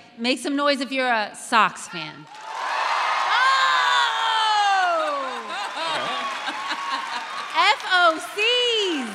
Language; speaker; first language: English; native; English